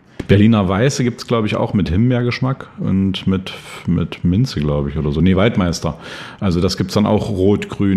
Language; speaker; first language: German; native; German